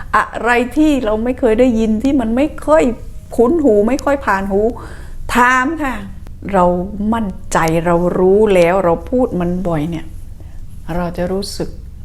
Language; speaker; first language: Thai; native; Thai